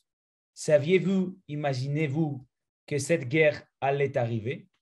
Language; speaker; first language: French; non-native, fluent; Spanish